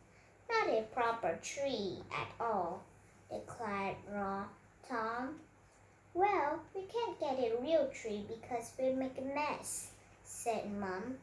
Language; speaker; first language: English; non-native, learner; Vietnamese